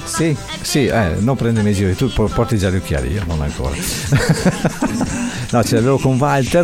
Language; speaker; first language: Italian; native; Italian